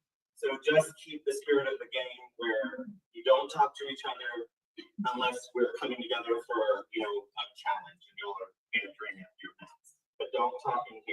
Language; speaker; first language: English; native; English